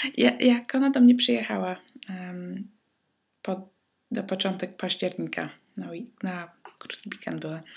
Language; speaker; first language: Polish; early bilingual, heritage; Polish